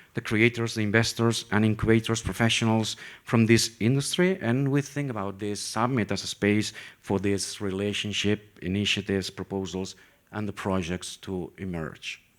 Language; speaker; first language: English; non-native, fluent; Catalan